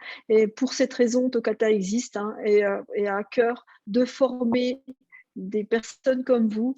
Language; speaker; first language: French; native; French